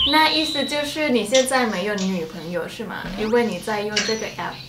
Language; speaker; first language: Chinese; non-native, fluent; Thai